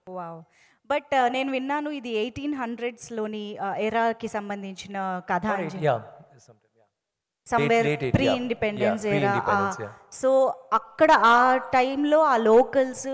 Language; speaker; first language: Telugu; native; Telugu